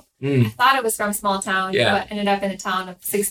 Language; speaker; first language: English; non-native, fluent; Ukrainian